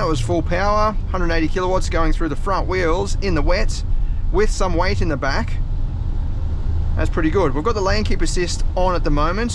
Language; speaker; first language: English; native; English